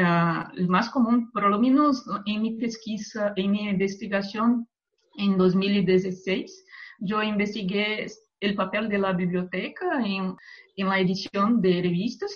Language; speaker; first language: Spanish; non-native, fluent; Portuguese